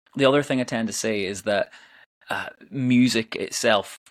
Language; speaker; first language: English; native; English